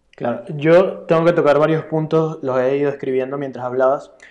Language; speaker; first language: Spanish; native; Spanish